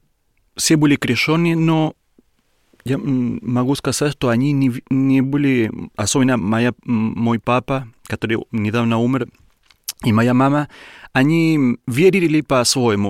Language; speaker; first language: Russian; non-native, learner; Spanish